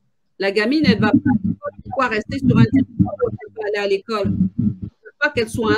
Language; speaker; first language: French; native; French